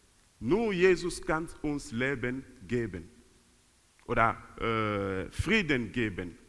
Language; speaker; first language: German; non-native, learner; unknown